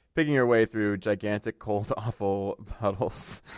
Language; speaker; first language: English; native; English